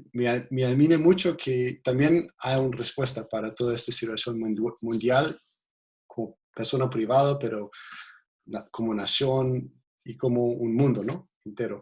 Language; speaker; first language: Spanish; non-native, fluent; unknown